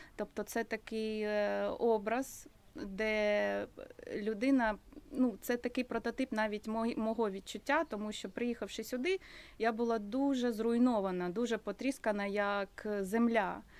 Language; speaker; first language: Ukrainian; native; Ukrainian